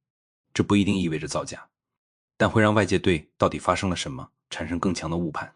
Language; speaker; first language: Chinese; native; Chinese